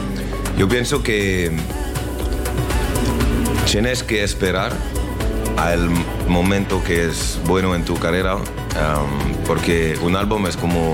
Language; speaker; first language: Spanish; non-native, learner; French